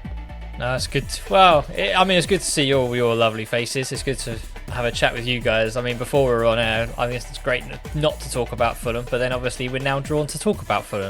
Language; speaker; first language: English; native; English